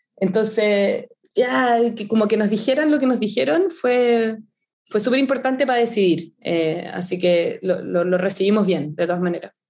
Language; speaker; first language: Spanish; native; Spanish